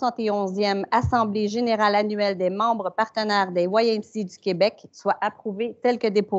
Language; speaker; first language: French; native; French